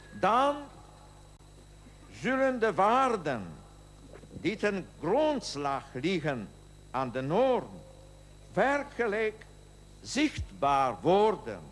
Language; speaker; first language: Dutch; non-native, learner; Polish